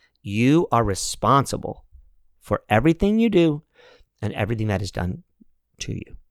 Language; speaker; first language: English; native; English